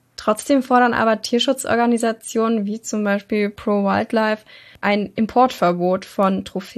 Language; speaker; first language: German; native; German